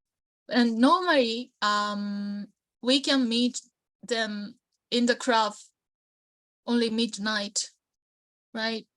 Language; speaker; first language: English; non-native, learner; Japanese